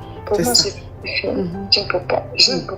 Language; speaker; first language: French; non-native, learner; Arabic